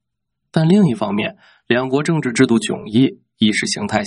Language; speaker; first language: Chinese; native; Chinese